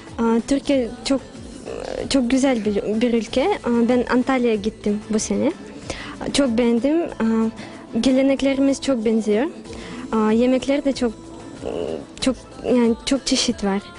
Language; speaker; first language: Turkish; non-native, fluent; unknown